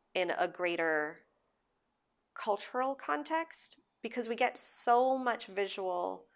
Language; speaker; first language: English; native; English